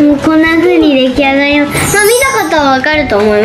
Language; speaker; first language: Japanese; native; Japanese